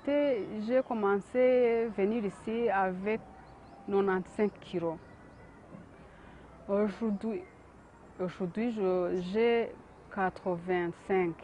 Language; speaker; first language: French; non-native, local second language; Kinyarwanda